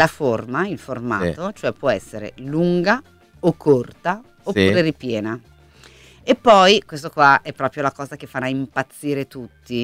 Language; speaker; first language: Italian; native; Italian